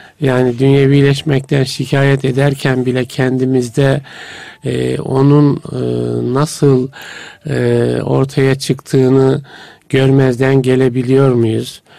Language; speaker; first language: Turkish; native; Turkish